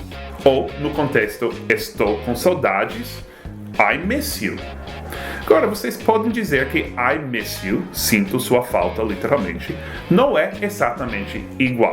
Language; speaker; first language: Portuguese; non-native, fluent; English